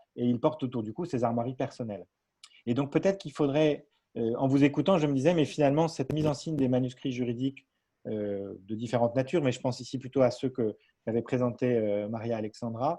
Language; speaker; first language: French; native; French